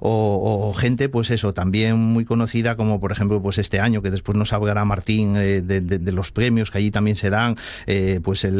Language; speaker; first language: Spanish; native; Spanish